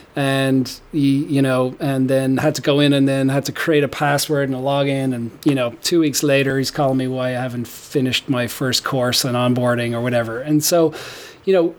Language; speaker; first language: English; native; English